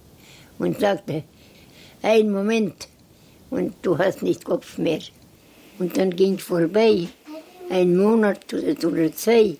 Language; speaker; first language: German; non-native, learner; Estonian